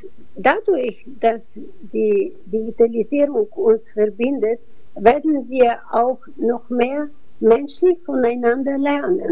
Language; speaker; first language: German; non-native, fluent; Bulgarian